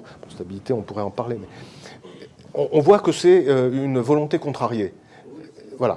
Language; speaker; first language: French; native; French